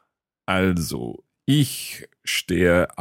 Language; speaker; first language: German; non-native, learner; English